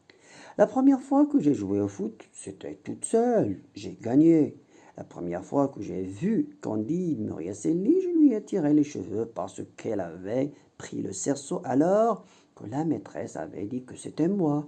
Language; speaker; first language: French; non-native, local second language; Arabic